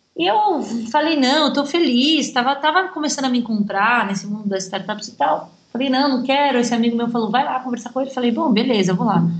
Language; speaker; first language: Portuguese; native; Portuguese